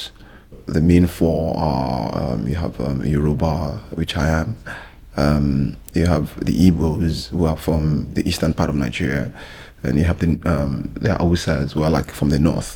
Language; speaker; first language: English; non-native, local second language; Yoruba